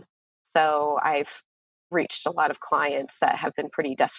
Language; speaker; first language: English; native; English